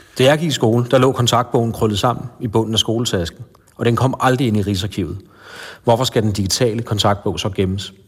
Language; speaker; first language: Danish; native; Danish